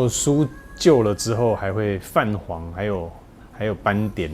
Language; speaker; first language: Chinese; native; Chinese